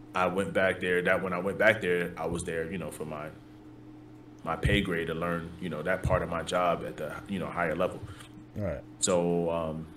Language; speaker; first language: English; native; English